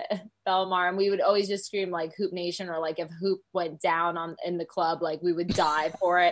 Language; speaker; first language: English; native; English